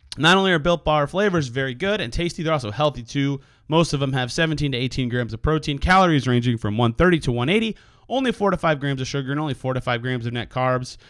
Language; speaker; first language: English; native; English